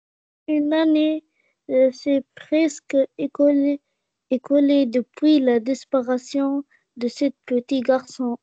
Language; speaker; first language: French; non-native, learner; Arabic